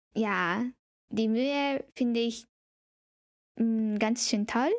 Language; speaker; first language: German; non-native, fluent; Japanese